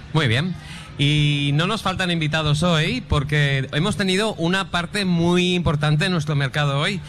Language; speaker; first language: Spanish; native; Spanish